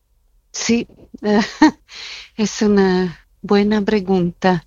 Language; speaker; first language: Spanish; non-native, fluent; German